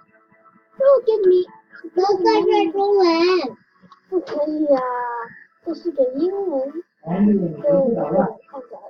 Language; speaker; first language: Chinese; early bilingual, heritage; Chinese